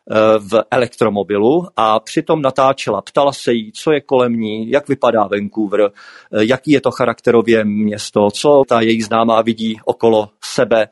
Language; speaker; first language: Czech; native; Czech